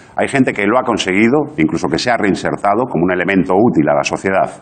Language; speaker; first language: Spanish; native; Spanish